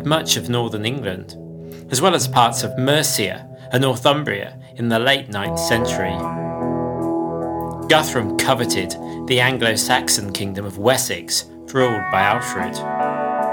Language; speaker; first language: English; native; English